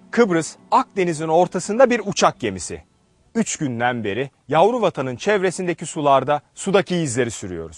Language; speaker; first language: Turkish; native; Turkish